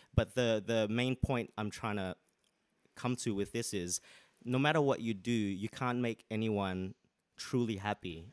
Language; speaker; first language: English; native; English